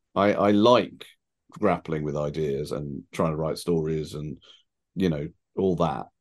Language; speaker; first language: English; native; English